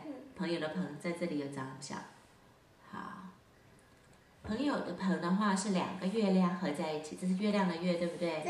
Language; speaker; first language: Chinese; native; Chinese